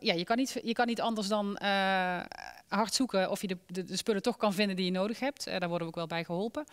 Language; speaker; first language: Dutch; native; Dutch